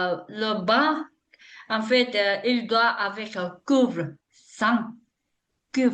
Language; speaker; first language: French; non-native, learner; Tibetan